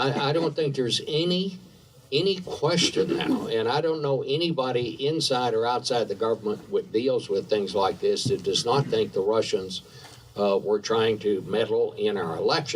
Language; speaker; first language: English; native; English